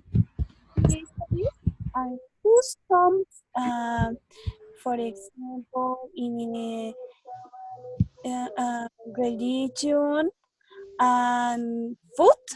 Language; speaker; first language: English; non-native, learner; Spanish